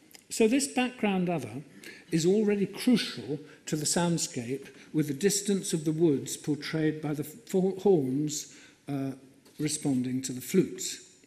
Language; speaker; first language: English; native; English